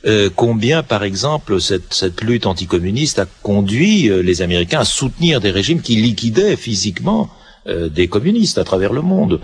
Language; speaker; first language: French; native; French